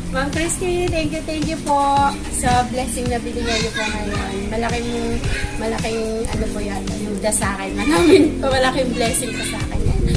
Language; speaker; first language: Filipino; non-native, local second language; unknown